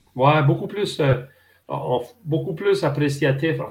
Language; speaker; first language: French; native; French